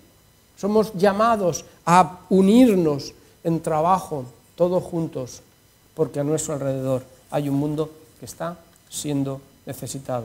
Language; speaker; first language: Spanish; native; Spanish